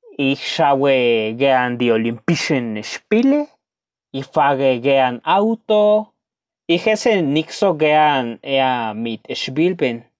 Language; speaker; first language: German; non-native, learner; Spanish